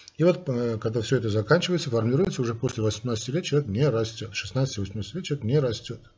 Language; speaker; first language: Russian; non-native, local second language; Armenian